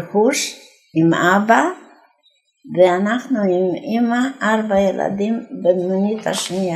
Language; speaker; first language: Hebrew; non-native, fluent; Yiddish